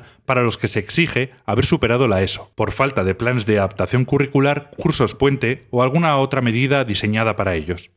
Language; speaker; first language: Spanish; native; Spanish